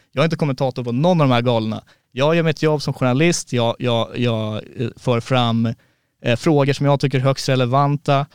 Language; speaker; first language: Swedish; native; Swedish